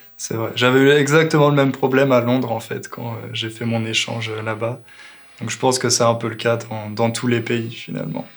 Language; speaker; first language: French; native; French